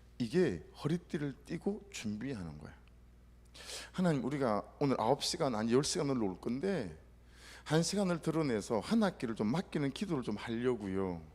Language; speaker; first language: Korean; native; Korean